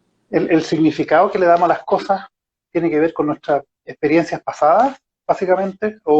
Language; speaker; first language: Spanish; native; Spanish